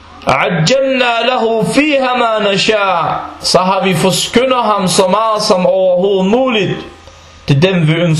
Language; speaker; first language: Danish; non-native, fluent; Arabic